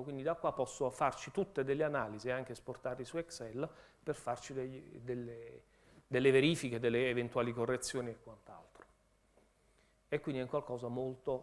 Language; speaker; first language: Italian; native; Italian